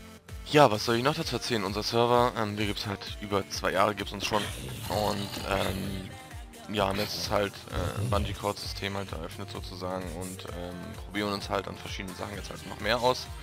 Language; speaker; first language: German; native; German